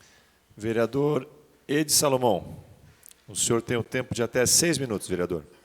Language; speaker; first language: Portuguese; native; Portuguese